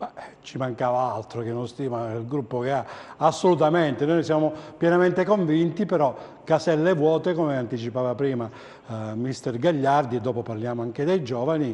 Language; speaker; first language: Italian; native; Italian